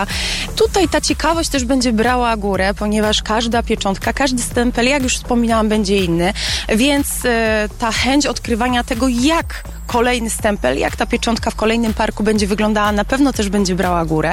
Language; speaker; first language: Polish; native; Polish